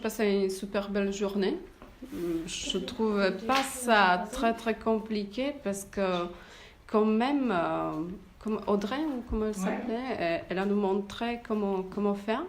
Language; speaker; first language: French; non-native, fluent; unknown